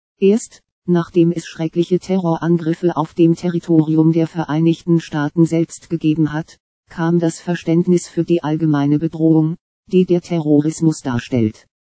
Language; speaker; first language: German; native; German